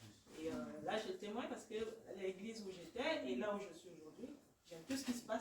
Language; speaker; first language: French; native; French